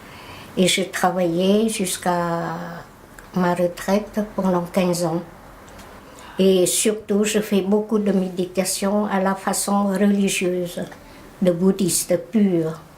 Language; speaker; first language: French; non-native, fluent; Khmer